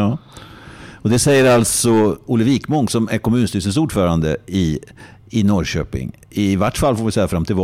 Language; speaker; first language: Swedish; native; Swedish